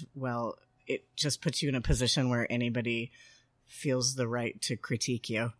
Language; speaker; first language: English; native; English